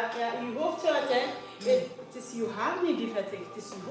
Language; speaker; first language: Dutch; non-native, learner; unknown